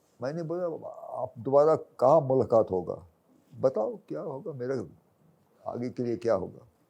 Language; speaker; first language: Hindi; non-native, local second language; English